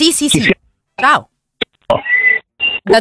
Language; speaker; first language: Italian; native; Italian